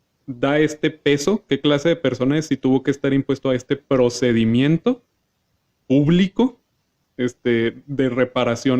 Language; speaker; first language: Spanish; native; Spanish